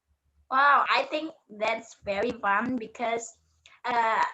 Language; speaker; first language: English; non-native, learner; Indonesian